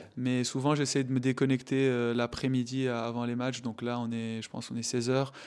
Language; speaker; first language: French; non-native, local second language; Arabic